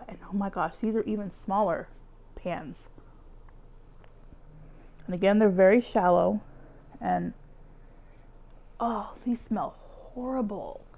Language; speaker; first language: English; native; English